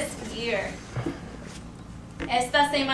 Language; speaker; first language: Spanish; non-native, fluent; English